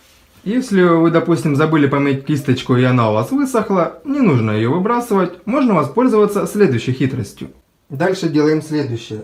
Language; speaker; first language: Russian; native; Russian